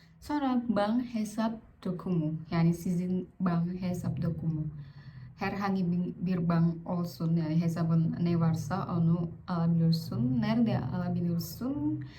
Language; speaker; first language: Turkish; non-native, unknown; Vietnamese